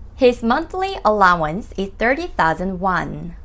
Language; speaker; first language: English; non-native, fluent; Korean